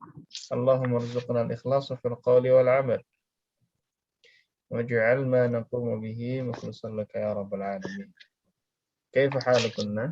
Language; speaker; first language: Arabic; non-native, fluent; Indonesian